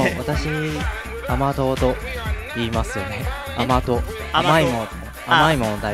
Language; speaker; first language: Japanese; non-native, fluent; Chinese